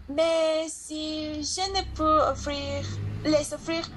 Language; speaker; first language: French; non-native, learner; Spanish